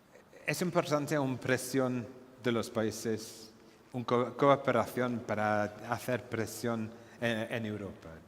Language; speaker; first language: Spanish; non-native, fluent; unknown